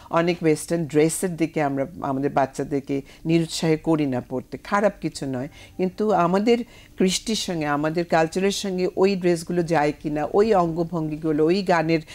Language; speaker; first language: Bangla; native; Bangla